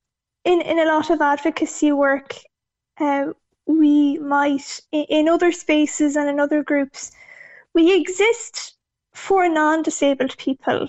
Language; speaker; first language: English; native; English